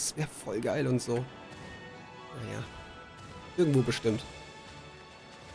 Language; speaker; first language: German; native; German